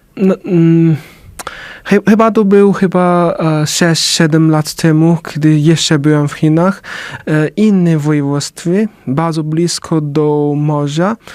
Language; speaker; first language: Polish; non-native, learner; Chinese